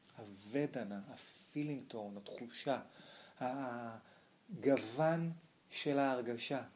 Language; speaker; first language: Hebrew; native; Hebrew